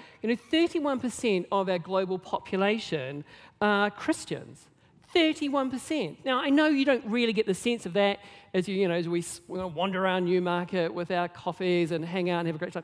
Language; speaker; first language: English; native; English